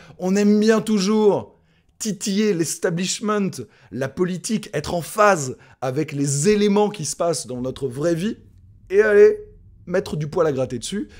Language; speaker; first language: French; native; French